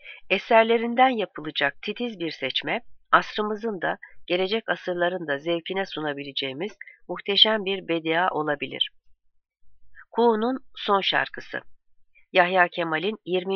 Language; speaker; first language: Turkish; native; Turkish